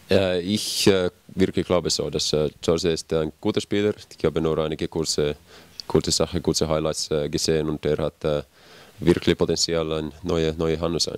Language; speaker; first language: German; non-native, learner; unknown